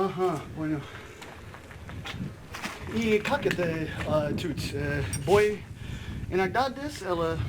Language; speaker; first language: Russian; non-native, learner; English